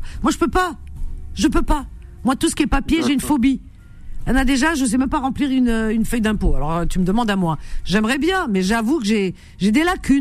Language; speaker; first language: French; native; French